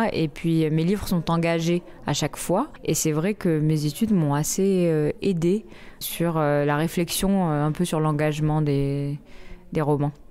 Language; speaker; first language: French; native; French